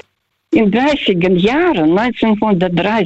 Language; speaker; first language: German; non-native, fluent; Russian